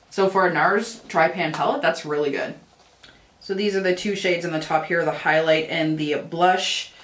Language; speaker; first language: English; native; English